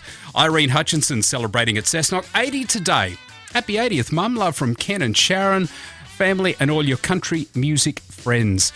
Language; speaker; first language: English; native; English